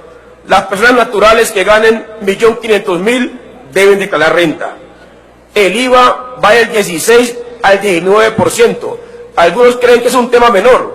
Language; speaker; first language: Spanish; native; Spanish